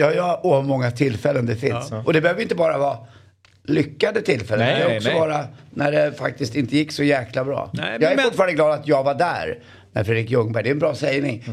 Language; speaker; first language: Swedish; native; Swedish